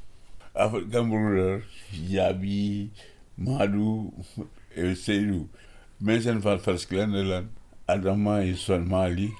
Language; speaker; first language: Dutch; non-native, learner; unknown